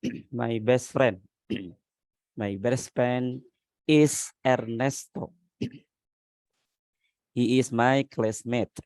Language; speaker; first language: English; non-native, learner; Indonesian